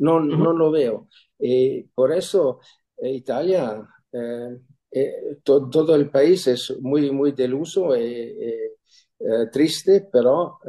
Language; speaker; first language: Spanish; non-native, fluent; German